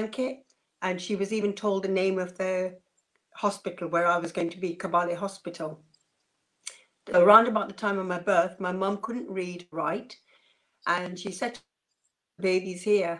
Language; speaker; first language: English; non-native, local second language; Punjabi